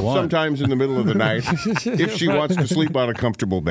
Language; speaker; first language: English; native; English